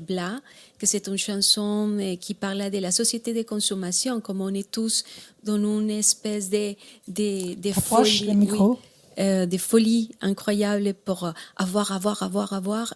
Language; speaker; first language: French; non-native, learner; Spanish